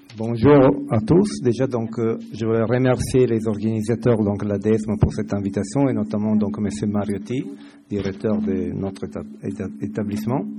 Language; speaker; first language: French; non-native, fluent; Italian